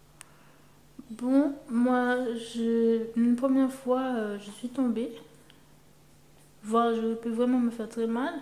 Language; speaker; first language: French; native; French